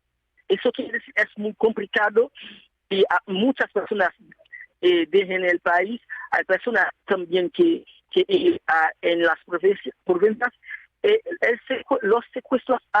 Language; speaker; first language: Spanish; non-native, fluent; Haitian Creole